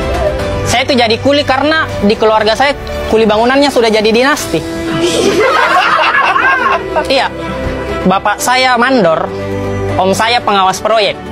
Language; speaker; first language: Indonesian; native; Indonesian